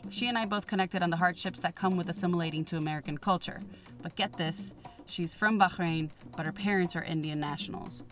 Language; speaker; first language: English; native; English